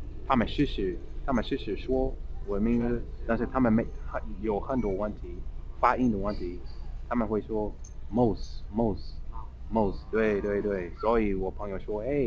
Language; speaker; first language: Chinese; non-native, fluent; English